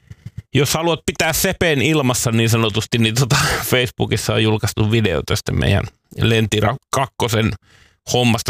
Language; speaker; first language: Finnish; native; Finnish